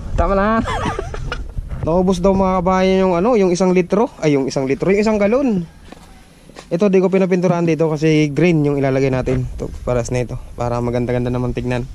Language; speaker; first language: Filipino; non-native, local second language; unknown